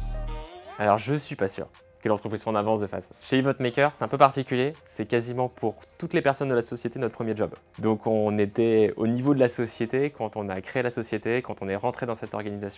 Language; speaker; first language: French; native; French